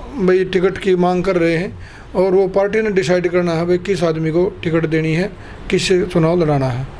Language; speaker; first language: Hindi; native; Hindi